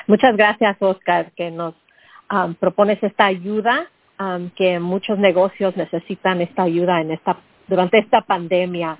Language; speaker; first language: Spanish; early bilingual, heritage; Spanish